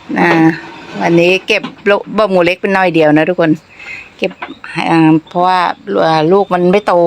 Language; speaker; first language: Thai; non-native, local second language; Northeastern Thai